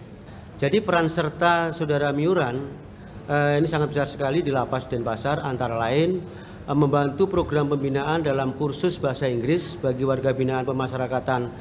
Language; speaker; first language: Indonesian; native; Indonesian